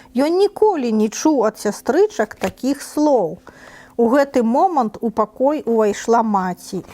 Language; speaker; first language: Belarusian; non-native, local second language; Russian